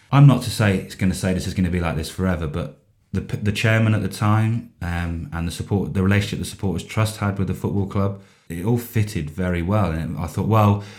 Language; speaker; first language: English; native; English